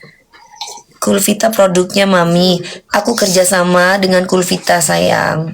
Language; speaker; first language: Indonesian; native; Indonesian